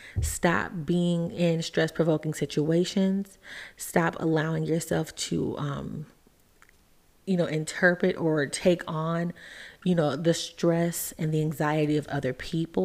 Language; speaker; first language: English; native; English